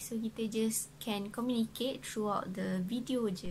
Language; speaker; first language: English; non-native, local second language; Malay